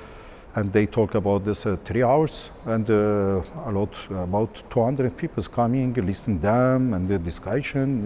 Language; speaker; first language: English; non-native, learner; Turkish